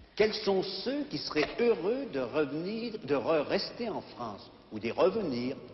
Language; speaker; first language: French; native; French